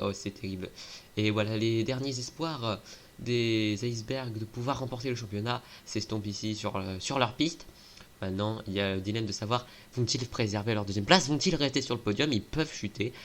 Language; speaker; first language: French; native; French